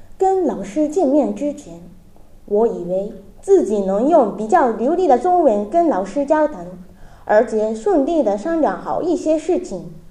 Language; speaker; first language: Chinese; non-native, learner; Japanese